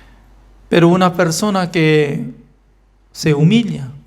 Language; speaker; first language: Spanish; non-native, fluent; Korean